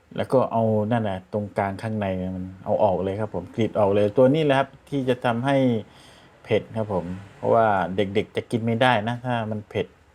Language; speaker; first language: Thai; non-native, local second language; Malay